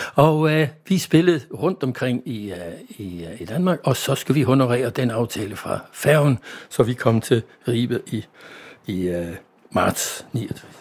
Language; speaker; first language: Danish; non-native, fluent; English